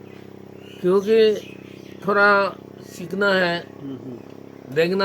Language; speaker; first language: Hindi; non-native, local second language; Mizo